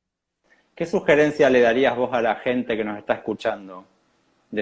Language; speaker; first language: Spanish; native; Spanish